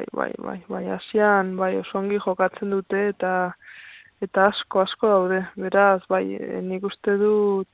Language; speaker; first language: Basque; non-native, local second language; Spanish